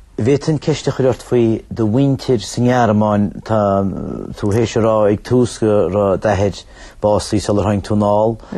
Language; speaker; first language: Irish; native; Irish